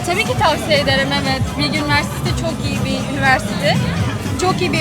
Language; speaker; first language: Turkish; early bilingual, other home language; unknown